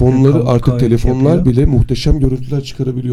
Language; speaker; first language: Turkish; native; Turkish